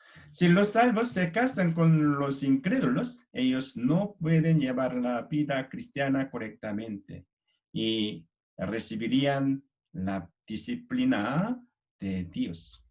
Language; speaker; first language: Spanish; non-native, fluent; Korean